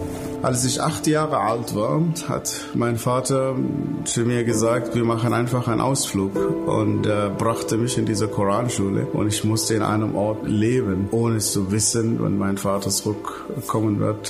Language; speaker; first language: German; non-native, fluent; Arabic